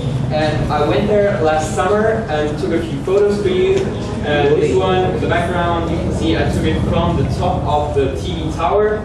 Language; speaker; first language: English; non-native, fluent; German